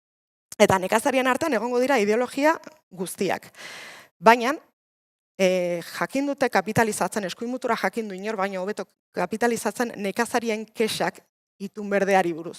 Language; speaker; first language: Basque; native; Basque